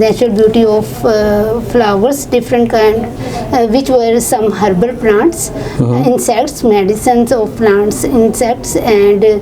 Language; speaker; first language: English; non-native, learner; Urdu